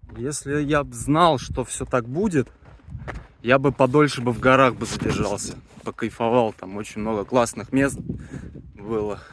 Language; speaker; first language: Russian; native; Russian